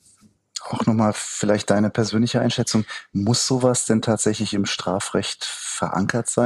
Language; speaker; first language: German; native; German